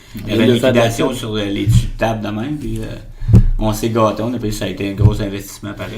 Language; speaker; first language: French; native; French